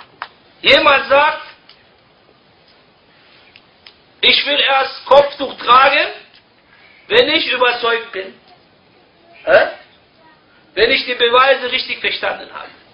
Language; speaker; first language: German; non-native, fluent; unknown